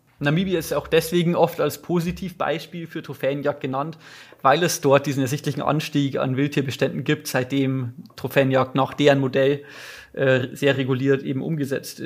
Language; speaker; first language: German; native; German